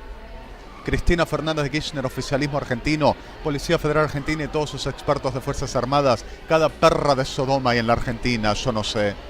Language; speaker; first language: Spanish; native; Spanish